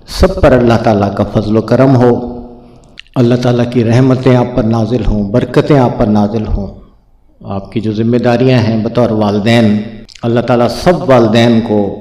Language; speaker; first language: Urdu; native; Urdu